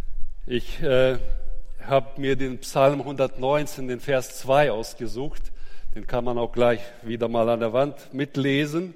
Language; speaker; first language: German; native; German